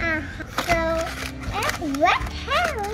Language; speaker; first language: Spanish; early bilingual, heritage; Spanish